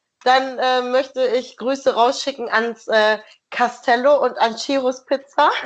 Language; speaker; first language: German; native; German